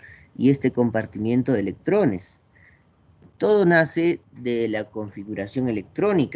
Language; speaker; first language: Spanish; native; Spanish